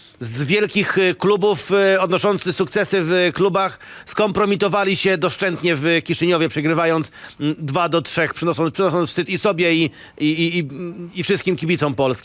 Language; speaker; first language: Polish; native; Polish